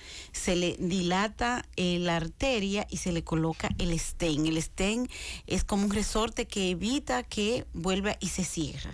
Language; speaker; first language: Spanish; native; Spanish